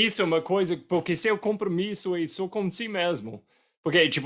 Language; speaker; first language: Portuguese; non-native, fluent; English